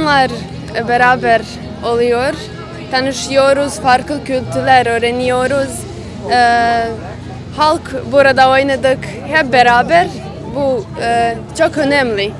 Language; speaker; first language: Turkish; non-native, learner; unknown